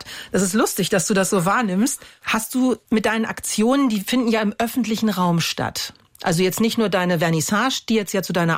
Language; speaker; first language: German; native; German